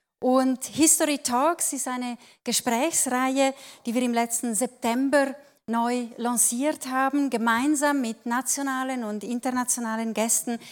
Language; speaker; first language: German; non-native, local second language; Italian